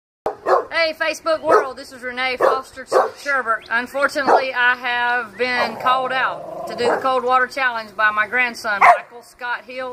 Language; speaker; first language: English; native; English